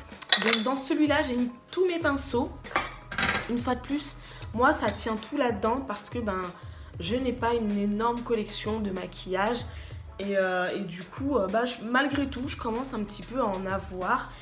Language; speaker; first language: French; native; French